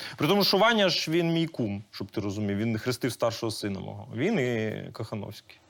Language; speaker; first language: Ukrainian; native; Ukrainian